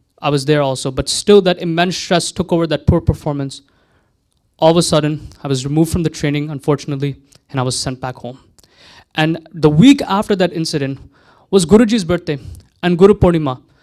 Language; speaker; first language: English; early bilingual, other home language; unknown